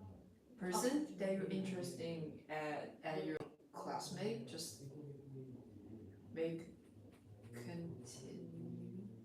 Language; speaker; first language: English; non-native, fluent; Chinese